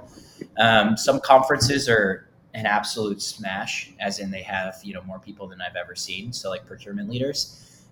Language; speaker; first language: English; native; English